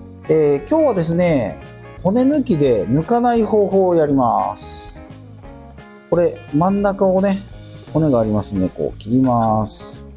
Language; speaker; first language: Japanese; native; Japanese